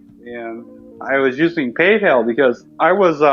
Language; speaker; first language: English; native; English